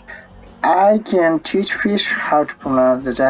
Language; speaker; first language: English; non-native, learner; Japanese